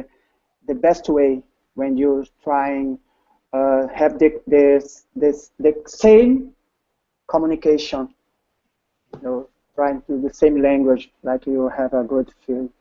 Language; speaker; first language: English; non-native, learner; Portuguese